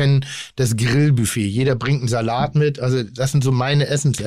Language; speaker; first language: German; native; German